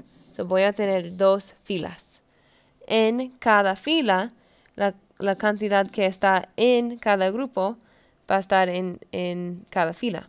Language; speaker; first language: Spanish; early bilingual, heritage; Spanish